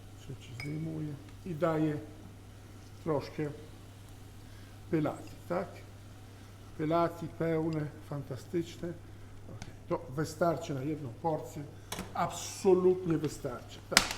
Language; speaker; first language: Polish; non-native, learner; Italian